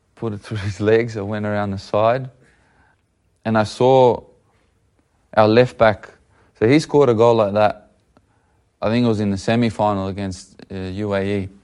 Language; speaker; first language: English; native; English